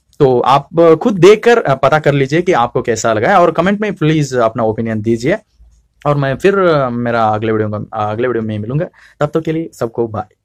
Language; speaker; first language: Hindi; non-native, local second language; Kannada